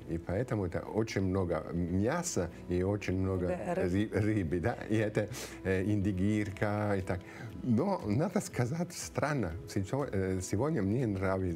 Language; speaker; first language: Russian; non-native, fluent; Italian